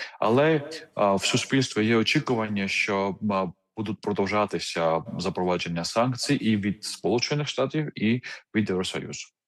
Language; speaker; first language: Ukrainian; non-native, fluent; Georgian